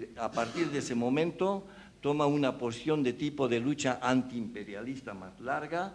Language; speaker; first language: Spanish; native; Spanish